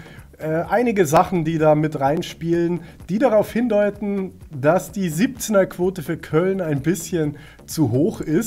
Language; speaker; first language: German; native; German